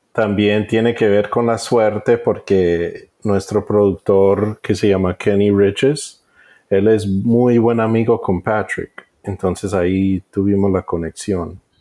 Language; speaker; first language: Spanish; early bilingual, heritage; Spanish